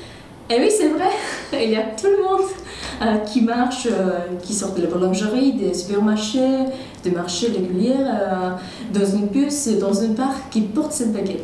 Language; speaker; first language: French; non-native, fluent; Polish